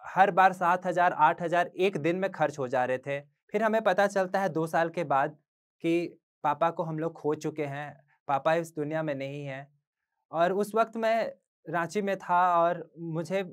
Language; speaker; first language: Hindi; native; Hindi